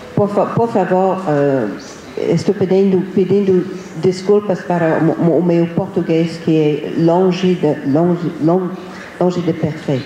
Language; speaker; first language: Portuguese; non-native, fluent; English